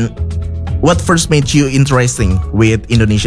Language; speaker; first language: English; non-native, fluent; Indonesian